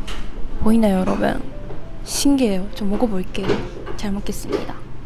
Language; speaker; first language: Korean; non-native, fluent; Japanese